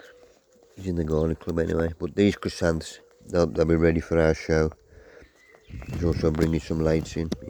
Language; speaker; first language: English; native; English